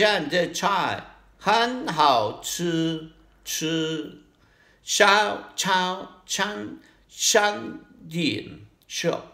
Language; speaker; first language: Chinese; non-native, learner; Italian